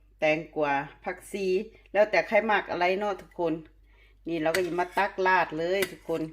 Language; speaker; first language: Thai; non-native, local second language; Lao